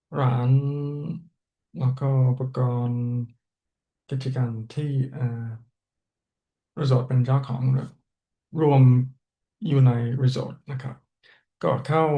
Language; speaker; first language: Thai; non-native, learner; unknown